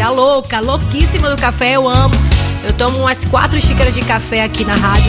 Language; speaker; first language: Portuguese; native; Portuguese